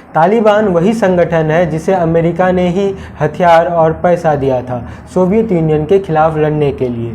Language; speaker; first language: Hindi; native; Hindi